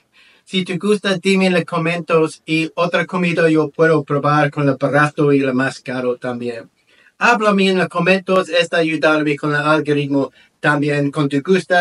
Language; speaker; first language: Spanish; non-native, learner; English